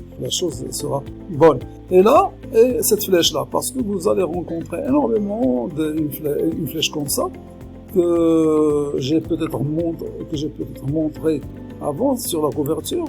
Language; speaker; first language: French; non-native, local second language; Arabic